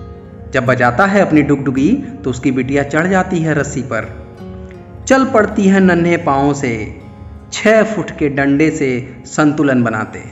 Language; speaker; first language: Hindi; native; Hindi